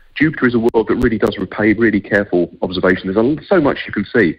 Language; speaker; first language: English; native; English